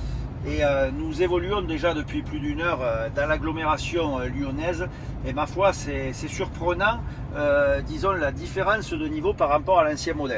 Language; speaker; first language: French; native; French